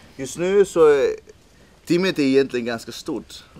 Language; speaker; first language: Swedish; early bilingual, other home language; Spanish